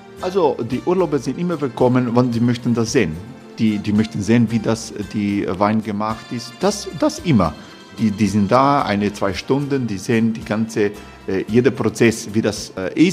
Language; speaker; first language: German; non-native, learner; Croatian